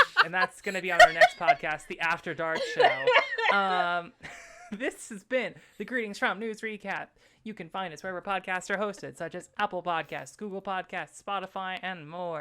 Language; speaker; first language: English; native; English